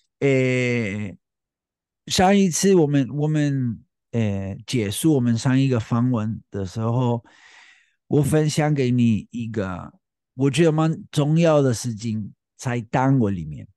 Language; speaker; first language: Chinese; non-native, learner; Spanish